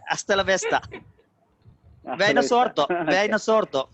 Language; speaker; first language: Spanish; non-native, learner; Malayalam